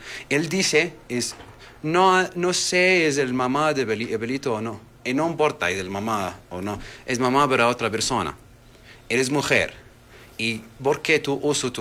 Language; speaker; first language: Spanish; non-native, learner; Arabic